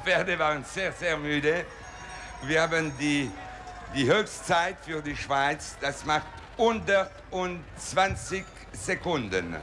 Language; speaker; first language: German; non-native, local second language; Italian